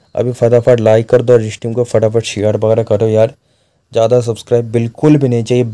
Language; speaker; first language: Hindi; non-native, local second language; Bangla